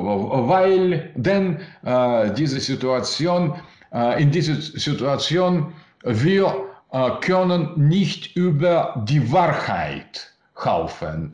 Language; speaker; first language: German; non-native, learner; Russian